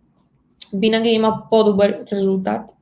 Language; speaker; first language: Bulgarian; non-native, fluent; Spanish